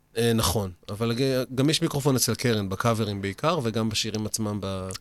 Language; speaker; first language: Hebrew; native; Hebrew